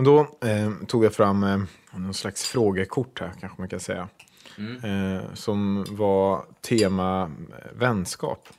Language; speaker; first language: Swedish; native; Swedish